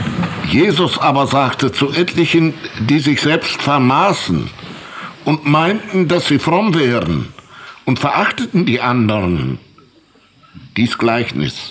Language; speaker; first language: German; native; German